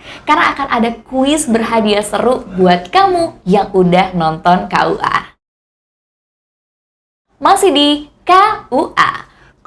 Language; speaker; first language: Indonesian; native; Indonesian